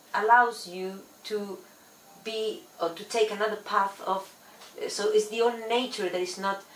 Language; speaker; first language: English; non-native, fluent; Spanish